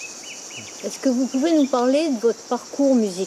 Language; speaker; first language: French; native; French